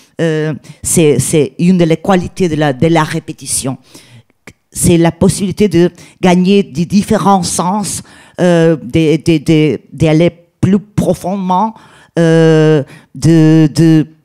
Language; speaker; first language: French; non-native, learner; Portuguese